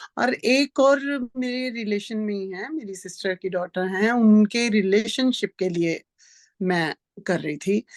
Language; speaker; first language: Hindi; non-native, local second language; Punjabi